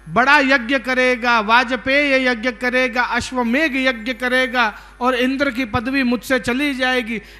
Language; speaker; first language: Hindi; non-native, local second language; Gujarati